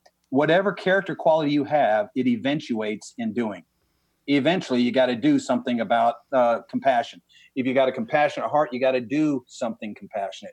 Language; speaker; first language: English; native; English